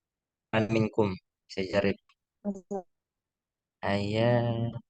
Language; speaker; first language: Arabic; non-native, learner; Indonesian